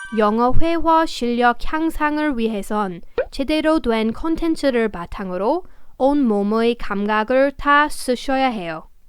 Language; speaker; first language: Korean; non-native, fluent; English